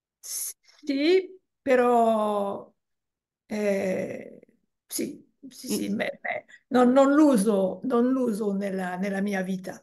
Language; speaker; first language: Italian; non-native, learner; French